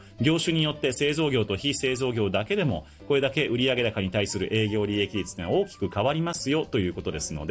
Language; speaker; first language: Japanese; native; Japanese